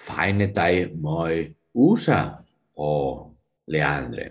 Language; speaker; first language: Greek; non-native, learner; English